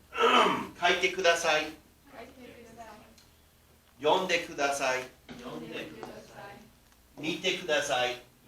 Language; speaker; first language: Japanese; non-native, fluent; English